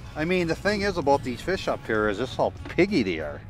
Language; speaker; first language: English; native; English